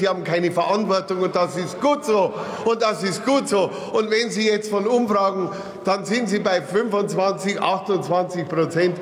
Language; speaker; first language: German; native; German